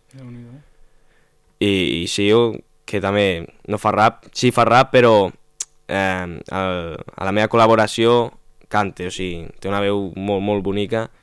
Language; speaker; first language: Catalan; non-native, local second language; Spanish